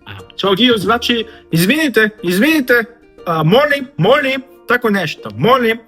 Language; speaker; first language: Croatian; non-native, fluent; Korean